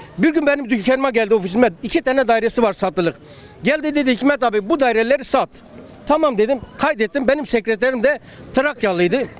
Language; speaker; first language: Turkish; non-native, local second language; Kurdish